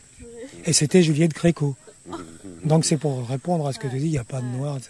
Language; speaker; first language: French; native; French